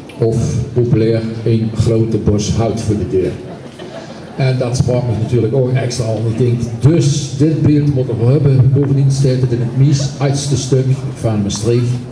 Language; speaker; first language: Dutch; native; Dutch